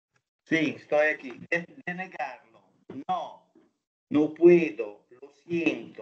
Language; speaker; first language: Spanish; non-native, learner; Italian